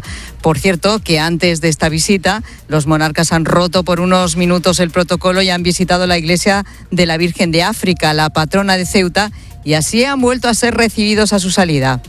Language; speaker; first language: Spanish; native; Spanish